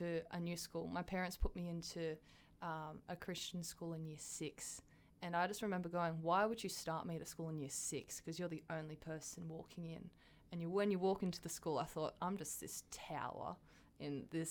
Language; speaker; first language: English; native; English